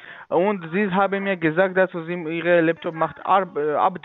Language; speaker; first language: German; non-native, fluent; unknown